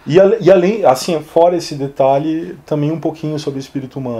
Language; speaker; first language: Portuguese; native; Portuguese